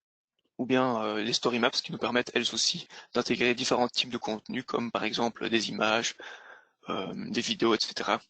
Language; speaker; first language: French; native; French